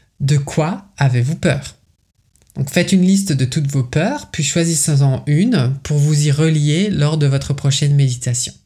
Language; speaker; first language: French; native; French